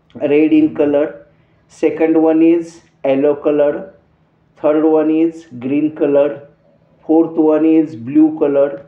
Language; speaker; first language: English; non-native, local second language; Marathi